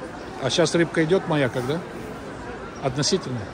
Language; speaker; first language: Russian; native; Russian